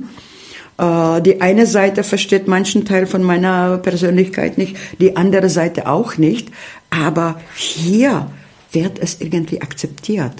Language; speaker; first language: German; early bilingual, heritage; Czech